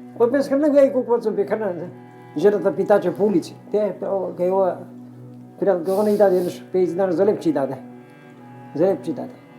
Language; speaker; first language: Macedonian; native; Macedonian